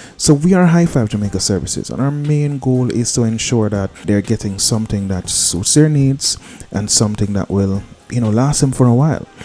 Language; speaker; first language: English; native; English